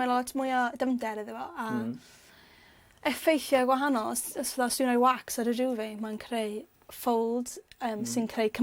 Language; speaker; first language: Welsh; native; Welsh